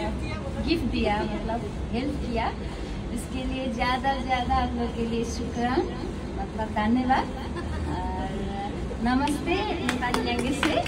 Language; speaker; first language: Hindi; non-native, learner; Nepali